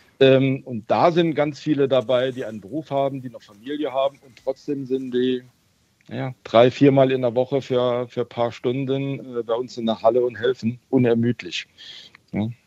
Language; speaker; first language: German; native; German